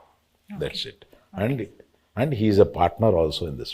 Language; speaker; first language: Telugu; native; Telugu